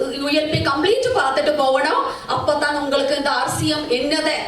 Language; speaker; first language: Tamil; non-native, learner; Malayalam